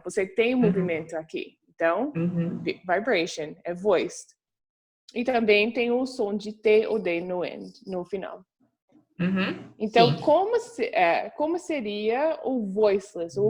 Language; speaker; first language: Portuguese; non-native, fluent; English